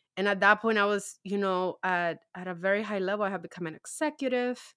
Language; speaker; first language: English; native; English